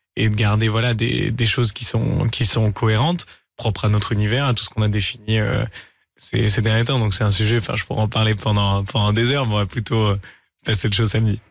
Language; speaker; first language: French; native; French